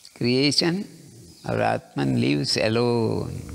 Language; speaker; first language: English; non-native, local second language; Kannada